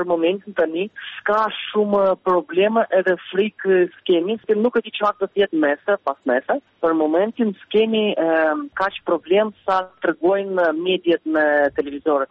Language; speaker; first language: Albanian; early bilingual, heritage; Albanian